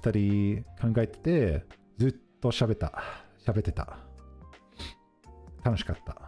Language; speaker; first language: Japanese; non-native, fluent; English